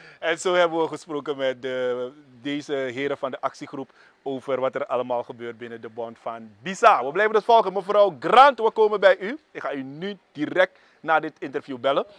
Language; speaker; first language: Dutch; native; Dutch